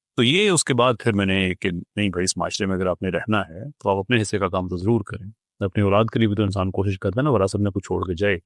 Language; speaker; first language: Urdu; non-native, local second language; Punjabi